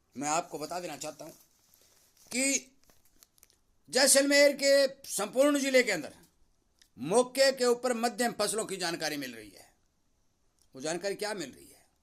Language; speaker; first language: Hindi; native; Hindi